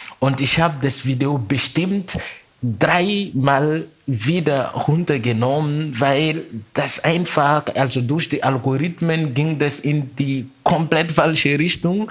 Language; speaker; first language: German; non-native, fluent; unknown